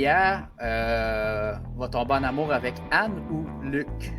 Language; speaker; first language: French; native; French